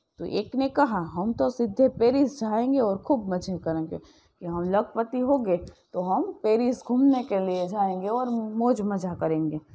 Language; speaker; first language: Hindi; non-native, local second language; Gujarati